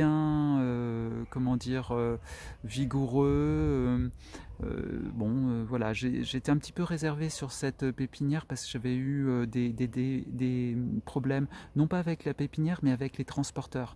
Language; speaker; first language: French; native; French